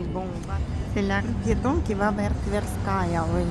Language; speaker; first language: French; non-native, fluent; Russian